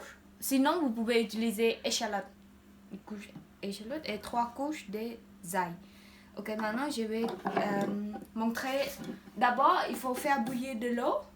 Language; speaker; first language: French; non-native, learner; Khmer